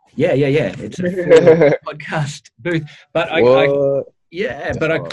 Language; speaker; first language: English; native; English